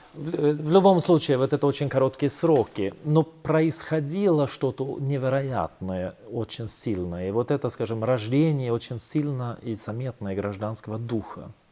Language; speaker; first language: Russian; non-native, fluent; Swedish